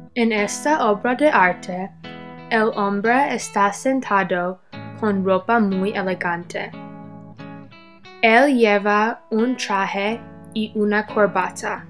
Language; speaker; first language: Spanish; non-native, learner; English